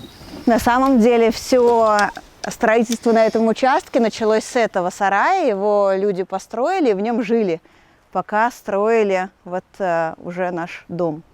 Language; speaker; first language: Russian; native; Russian